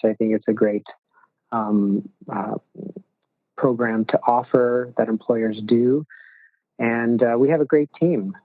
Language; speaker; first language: English; native; English